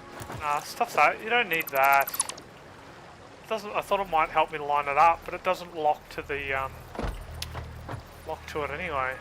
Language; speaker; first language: English; native; English